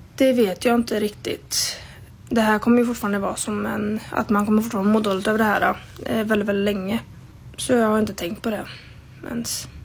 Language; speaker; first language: Swedish; native; Swedish